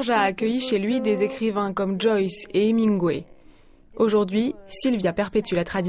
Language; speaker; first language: French; native; French